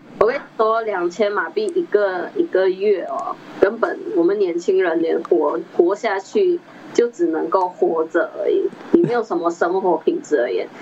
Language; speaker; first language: Chinese; native; Chinese